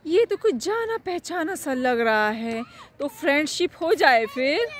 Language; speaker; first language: Hindi; native; Hindi